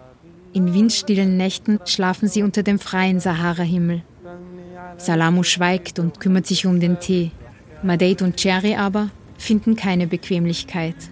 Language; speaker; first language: German; native; German